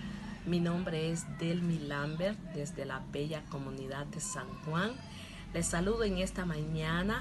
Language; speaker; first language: Spanish; non-native, local second language; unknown